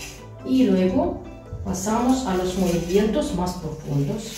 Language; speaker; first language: Spanish; non-native, fluent; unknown